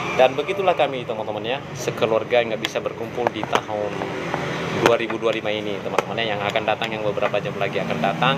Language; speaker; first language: Indonesian; non-native, local second language; Nias